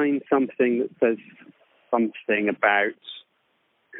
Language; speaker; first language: English; native; English